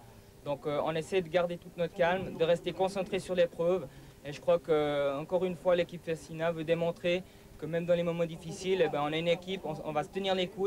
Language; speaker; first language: French; native; French